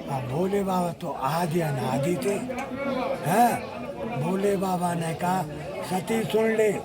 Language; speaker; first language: Hindi; native; Hindi